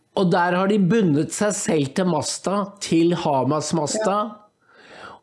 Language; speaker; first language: Norwegian; native; Norwegian